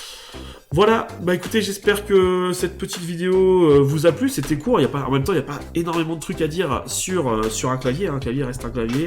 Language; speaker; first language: French; native; French